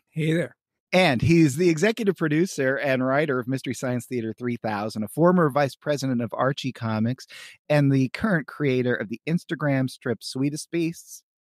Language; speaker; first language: English; native; English